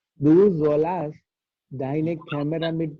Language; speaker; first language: German; non-native, learner; Gujarati